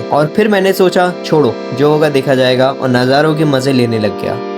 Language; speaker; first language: Hindi; native; Hindi